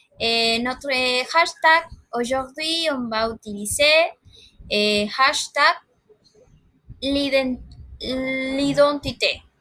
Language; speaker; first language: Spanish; non-native, learner; French